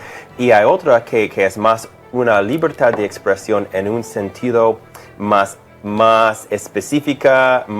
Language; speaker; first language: Spanish; non-native, fluent; English